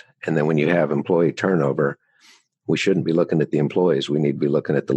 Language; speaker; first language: English; native; English